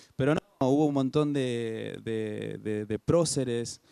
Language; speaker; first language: Spanish; non-native, fluent; Xhosa